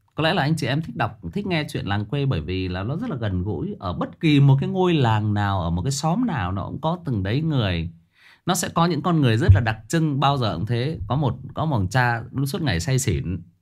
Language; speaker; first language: Vietnamese; native; Vietnamese